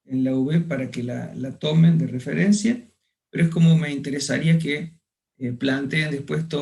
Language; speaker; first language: Spanish; native; Spanish